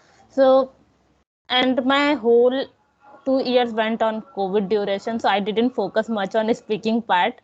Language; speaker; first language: English; non-native, local second language; Hindi